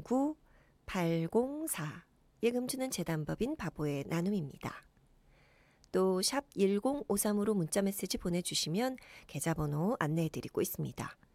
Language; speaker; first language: Korean; native; Korean